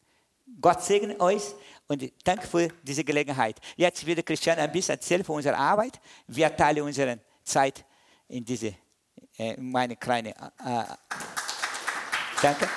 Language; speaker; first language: German; non-native, learner; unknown